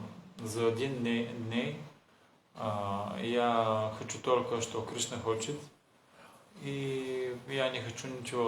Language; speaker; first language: Russian; non-native, learner; Bulgarian